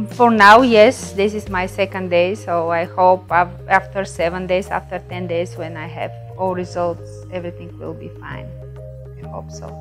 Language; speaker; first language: English; non-native, learner; Bulgarian